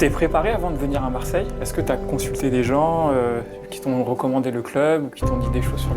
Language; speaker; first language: French; native; French